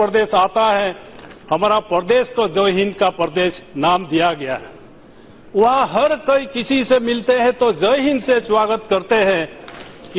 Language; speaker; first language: Hindi; non-native, local second language; Adi